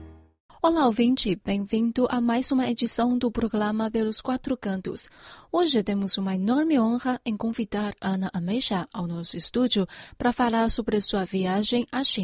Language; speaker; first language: Portuguese; non-native, fluent; Chinese